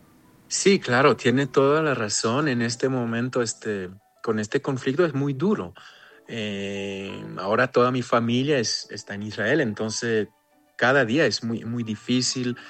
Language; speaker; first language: Spanish; non-native, fluent; Hebrew